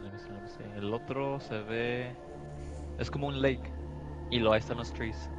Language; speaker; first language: Spanish; early bilingual, other home language; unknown